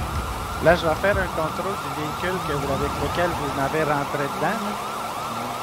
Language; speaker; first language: French; native; French